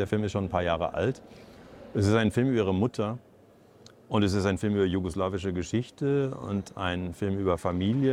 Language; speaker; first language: German; native; German